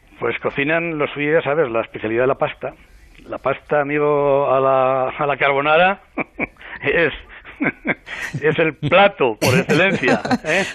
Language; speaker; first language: Spanish; native; Spanish